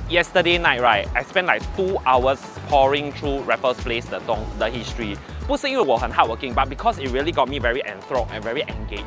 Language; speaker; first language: English; non-native, local second language; Chinese